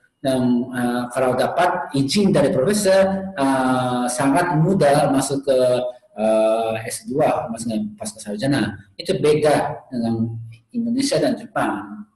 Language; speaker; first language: Indonesian; non-native, learner; Japanese